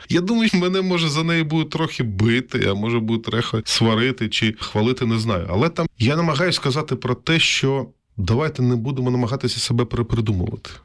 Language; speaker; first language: Ukrainian; non-native, local second language; Russian